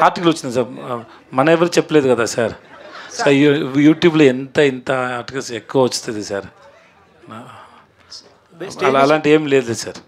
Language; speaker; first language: Telugu; non-native, learner; Tamil